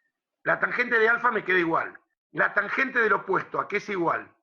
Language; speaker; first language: Spanish; native; Spanish